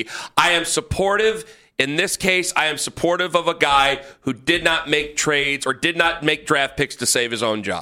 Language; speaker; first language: English; native; English